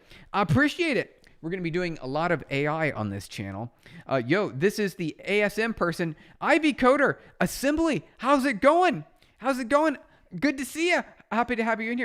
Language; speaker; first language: English; native; English